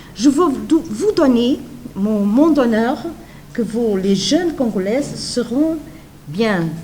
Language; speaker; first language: French; non-native, learner; Portuguese